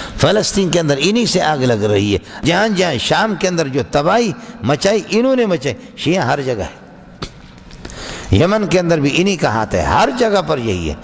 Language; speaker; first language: Urdu; non-native, local second language; Brahui